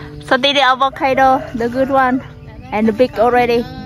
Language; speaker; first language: English; non-native, learner; Vietnamese